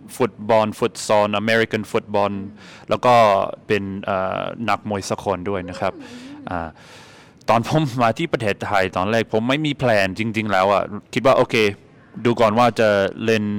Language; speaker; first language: Thai; non-native, fluent; English